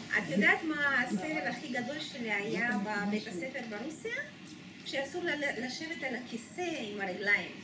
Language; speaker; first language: Hebrew; non-native, fluent; Russian